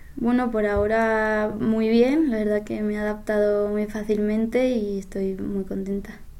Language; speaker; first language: Spanish; native; Spanish